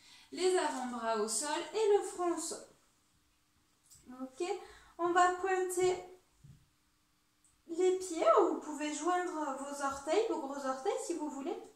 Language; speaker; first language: French; native; French